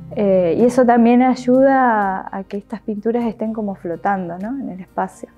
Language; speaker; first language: Spanish; native; Spanish